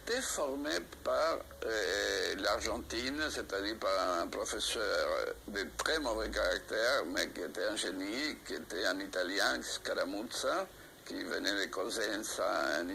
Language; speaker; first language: French; non-native, fluent; Spanish